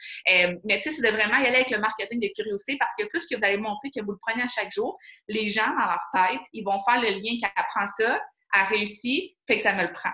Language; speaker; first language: French; native; French